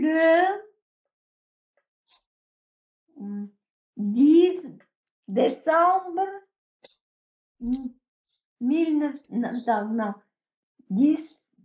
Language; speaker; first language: French; non-native, fluent; Russian